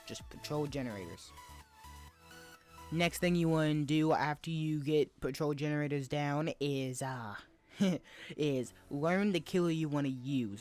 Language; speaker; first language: English; native; English